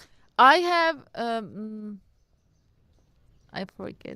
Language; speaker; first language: English; non-native, learner; Persian